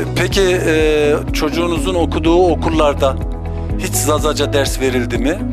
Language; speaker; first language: Turkish; non-native, local second language; Zaza